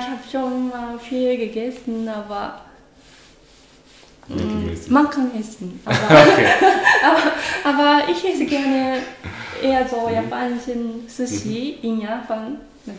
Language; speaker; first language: German; non-native, learner; Japanese